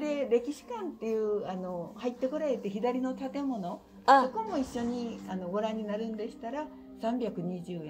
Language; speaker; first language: Japanese; native; Japanese